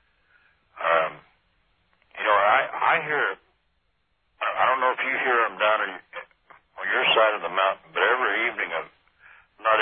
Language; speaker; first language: English; native; English